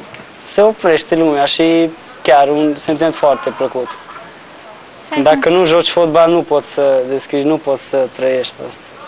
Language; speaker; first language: Romanian; non-native, local second language; Hungarian